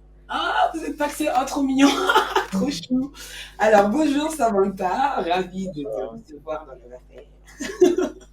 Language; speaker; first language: French; native; French